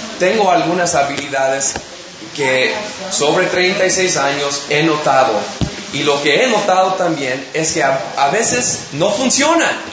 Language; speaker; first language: Spanish; non-native, fluent; English